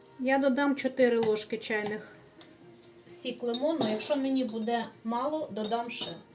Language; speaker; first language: Ukrainian; native; Ukrainian